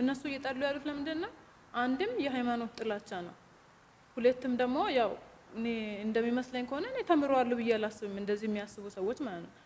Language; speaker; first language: Amharic; non-native, local second language; Hadiyya